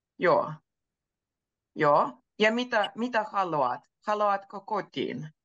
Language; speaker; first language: Finnish; native; Finnish